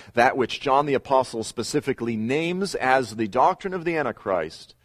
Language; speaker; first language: English; native; English